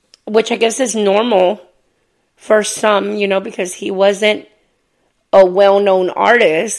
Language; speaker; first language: English; early bilingual, other home language; Spanish